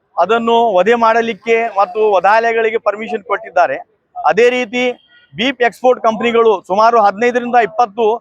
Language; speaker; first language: Kannada; non-native, local second language; Urdu